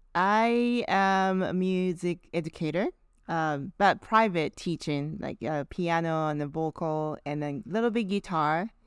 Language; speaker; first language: English; non-native, fluent; Japanese